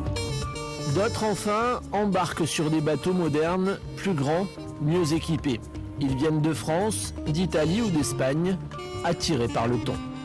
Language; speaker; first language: French; native; French